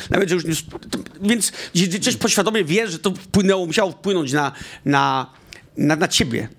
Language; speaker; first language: Polish; early bilingual, heritage; Polish